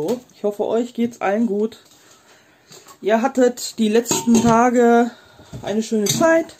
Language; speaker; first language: German; native; German